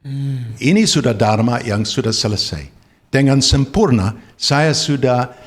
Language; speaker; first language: Indonesian; non-native, fluent; English